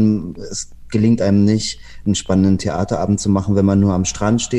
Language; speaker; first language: German; native; German